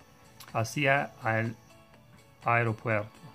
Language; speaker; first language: Spanish; non-native, learner; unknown